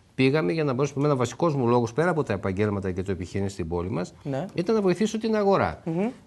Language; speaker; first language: Greek; native; Greek